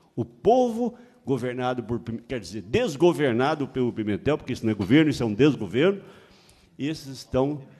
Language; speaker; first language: Portuguese; native; Portuguese